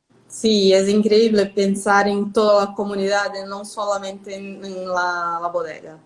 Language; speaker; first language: Spanish; non-native, fluent; Portuguese